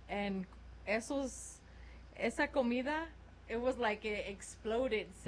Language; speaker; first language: English; early bilingual, other home language; Spanish